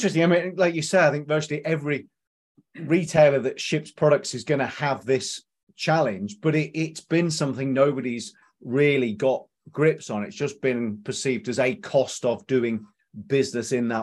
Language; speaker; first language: English; native; English